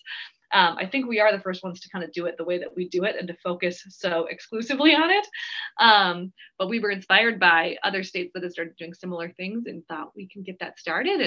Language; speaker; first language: English; native; English